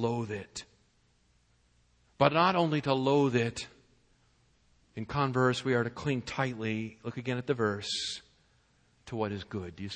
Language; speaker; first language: English; native; English